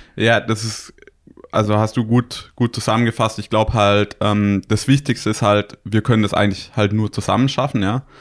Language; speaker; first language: German; native; German